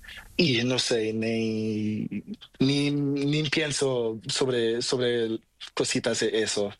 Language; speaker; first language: Spanish; non-native, learner; Portuguese